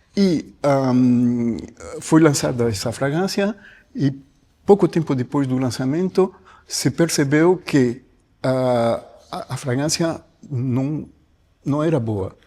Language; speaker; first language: Portuguese; non-native, fluent; French